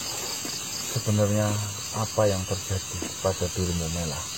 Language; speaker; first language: Indonesian; native; Indonesian